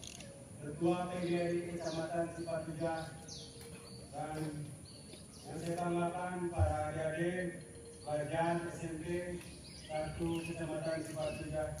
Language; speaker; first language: Indonesian; native; Indonesian